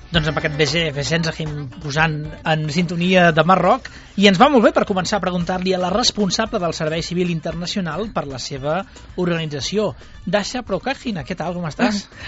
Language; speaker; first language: Catalan; native; Catalan